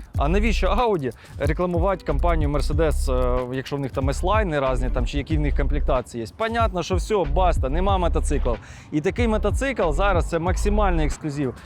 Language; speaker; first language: Ukrainian; non-native, local second language; Russian